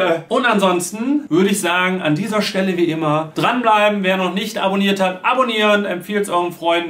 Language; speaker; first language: German; native; German